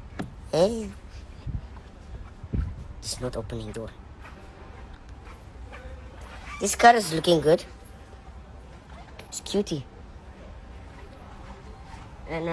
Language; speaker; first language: English; non-native, learner; Tajik